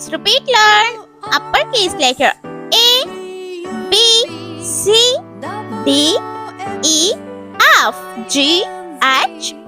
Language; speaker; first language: English; non-native, learner; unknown